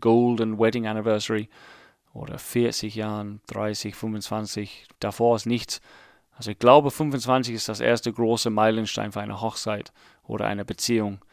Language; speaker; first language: German; non-native, fluent; English